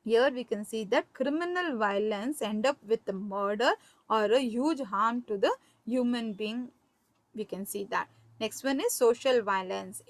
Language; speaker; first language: English; non-native, local second language; Kannada